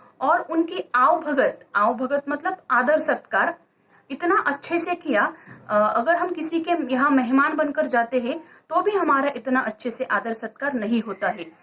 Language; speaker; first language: Hindi; non-native, local second language; Marathi